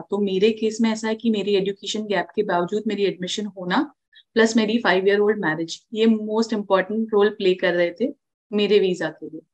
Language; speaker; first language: Hindi; non-native, local second language; Marathi